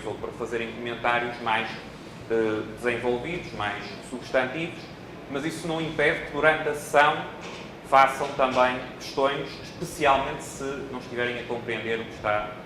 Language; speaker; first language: Portuguese; native; Portuguese